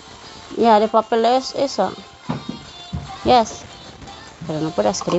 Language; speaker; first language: Spanish; non-native, learner; Indonesian